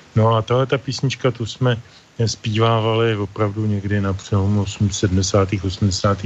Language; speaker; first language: Czech; native; Czech